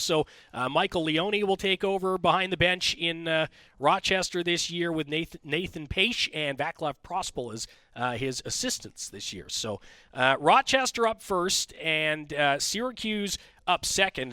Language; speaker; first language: English; native; English